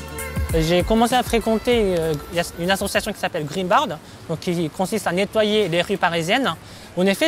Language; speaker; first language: French; non-native, fluent; Japanese